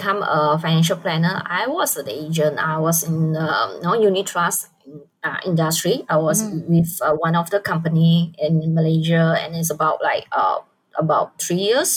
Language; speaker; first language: English; non-native, local second language; Chinese